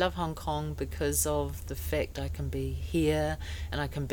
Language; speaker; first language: English; native; English